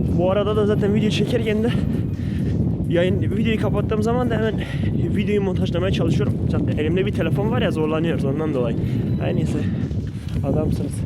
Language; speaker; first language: Turkish; non-native, local second language; Kurdish